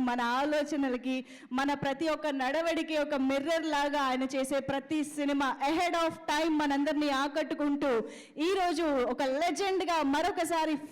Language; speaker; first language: Telugu; native; Telugu